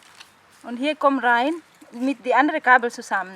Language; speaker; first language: German; non-native, learner; Indonesian